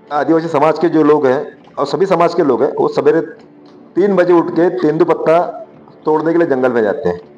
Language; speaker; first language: Hindi; non-native, local second language; Marathi